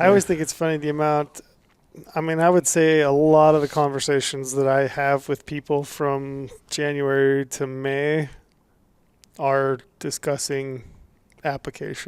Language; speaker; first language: English; native; English